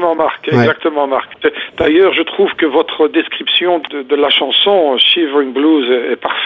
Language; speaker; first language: French; native; French